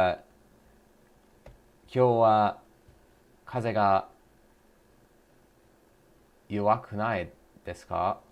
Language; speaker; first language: Japanese; non-native, learner; English